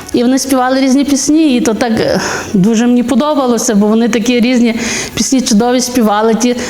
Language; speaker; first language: Ukrainian; native; Ukrainian